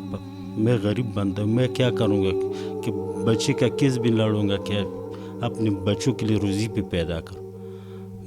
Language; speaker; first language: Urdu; non-native, learner; Pashto